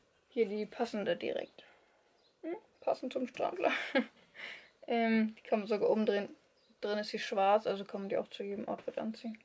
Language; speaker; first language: German; native; German